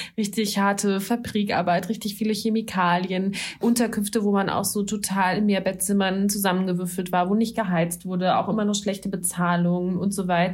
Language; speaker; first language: German; native; German